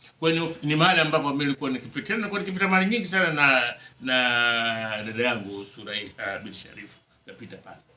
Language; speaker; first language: Swahili; native; Swahili